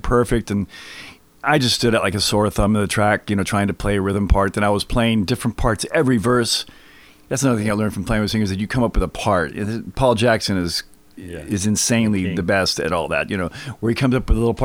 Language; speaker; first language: English; native; English